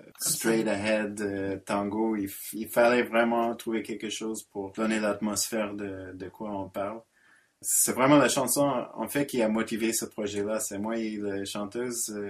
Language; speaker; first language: French; non-native, local second language; English